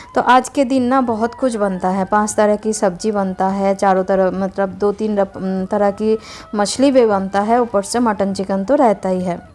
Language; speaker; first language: Hindi; non-native, local second language; Bangla